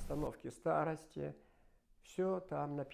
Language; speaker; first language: Polish; non-native, fluent; Russian